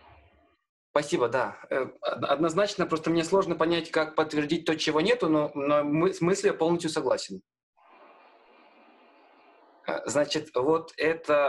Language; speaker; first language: Russian; native; Russian